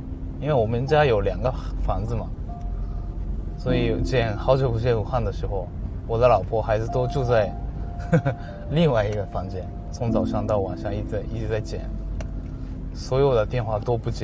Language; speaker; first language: Chinese; non-native, fluent; Japanese